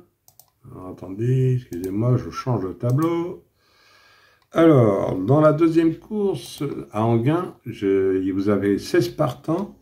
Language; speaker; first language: French; native; French